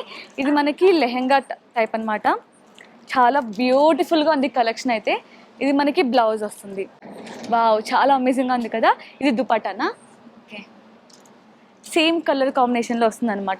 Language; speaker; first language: Telugu; native; Telugu